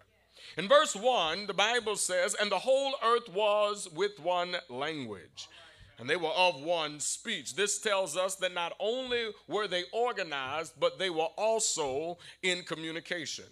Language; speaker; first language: English; native; English